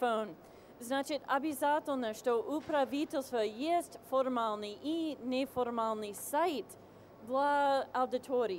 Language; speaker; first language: Russian; non-native, fluent; English